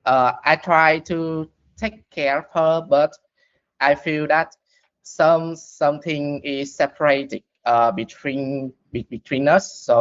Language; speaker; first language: English; non-native, learner; Vietnamese